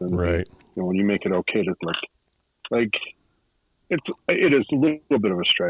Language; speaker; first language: English; native; English